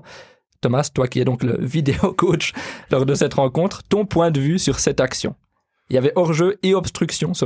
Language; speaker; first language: French; native; French